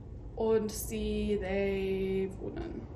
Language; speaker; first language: German; non-native, fluent; English